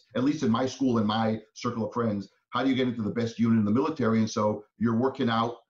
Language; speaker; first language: English; non-native, fluent; Hebrew